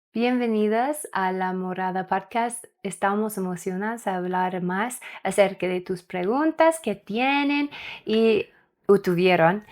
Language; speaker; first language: Spanish; non-native, learner; English